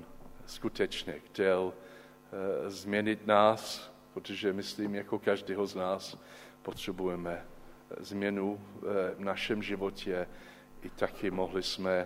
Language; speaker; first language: Czech; non-native, learner; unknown